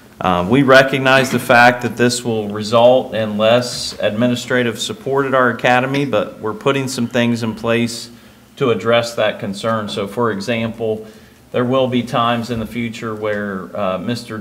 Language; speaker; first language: English; native; English